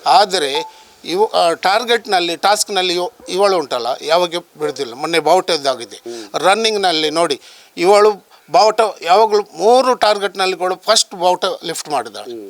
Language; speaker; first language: Kannada; non-native, local second language; Tulu